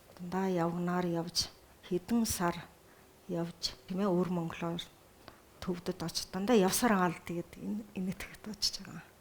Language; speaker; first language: Mongolian; early bilingual, heritage; Mongolian